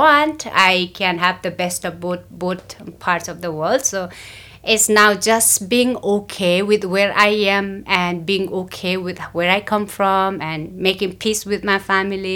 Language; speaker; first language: English; non-native, local second language; Nepali